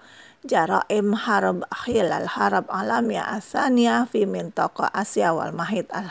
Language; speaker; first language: Arabic; non-native, fluent; Indonesian